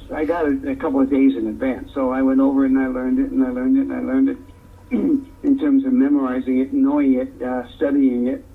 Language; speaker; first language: English; native; English